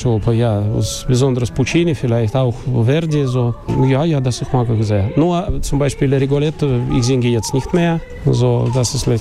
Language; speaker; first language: German; non-native, learner; Russian